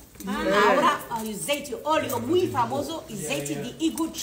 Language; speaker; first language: Spanish; non-native, learner; Arabic